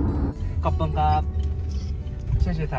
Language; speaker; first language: Chinese; non-native, learner; Japanese